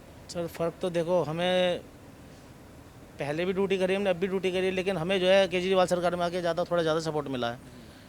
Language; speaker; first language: Hindi; native; Hindi